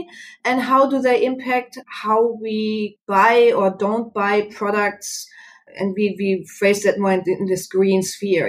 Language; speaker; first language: English; non-native, fluent; German